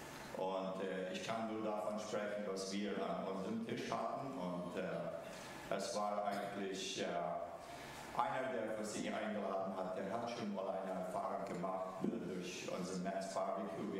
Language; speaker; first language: German; early bilingual, heritage; German